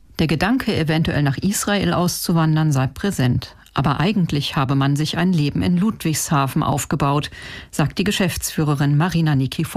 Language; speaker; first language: German; native; German